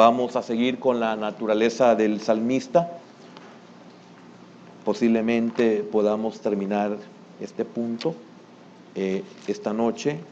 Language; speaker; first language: Spanish; native; Spanish